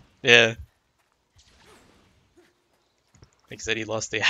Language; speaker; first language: English; native; English